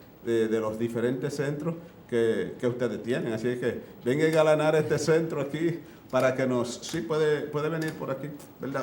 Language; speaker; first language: Spanish; native; Spanish